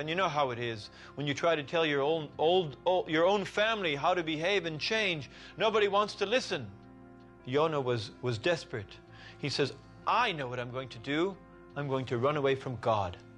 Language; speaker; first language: English; native; English